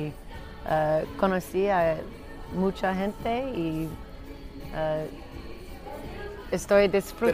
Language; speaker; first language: Spanish; non-native, learner; English